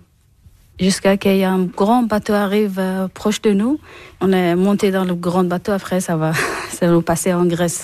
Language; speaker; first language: French; non-native, learner; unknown